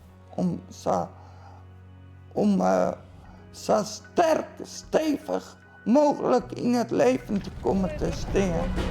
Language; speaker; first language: Dutch; non-native, local second language; Western Frisian